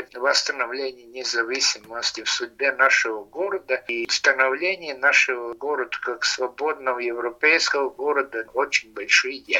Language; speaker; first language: Russian; non-native, local second language; Latvian